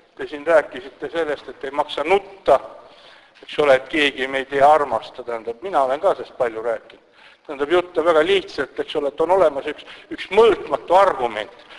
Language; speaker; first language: Estonian; non-native, local second language; Russian